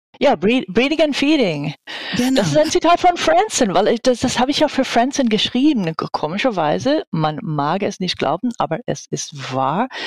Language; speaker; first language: German; non-native, fluent; English